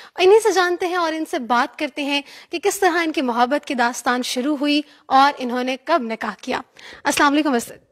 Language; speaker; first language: Urdu; native; Urdu